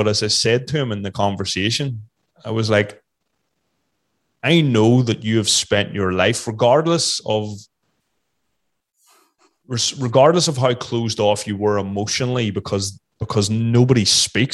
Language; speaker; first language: English; native; English